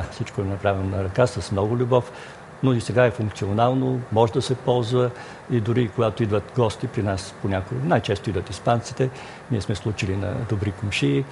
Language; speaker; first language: Bulgarian; native; Bulgarian